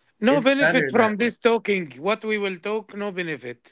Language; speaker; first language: English; non-native, learner; Arabic